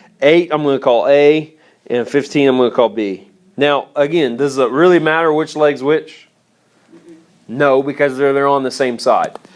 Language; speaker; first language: English; native; English